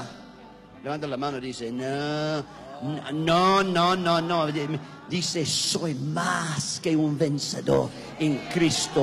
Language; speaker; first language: Spanish; non-native, learner; English